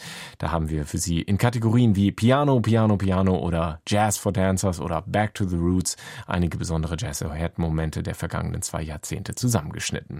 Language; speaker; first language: German; native; German